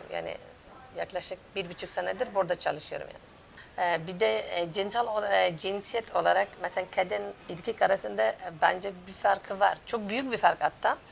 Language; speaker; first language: Turkish; non-native, fluent; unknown